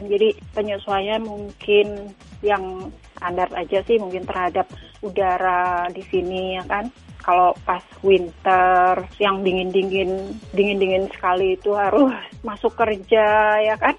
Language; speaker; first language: Indonesian; native; Indonesian